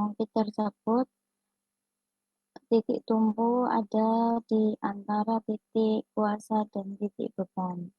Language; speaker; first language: Indonesian; native; Indonesian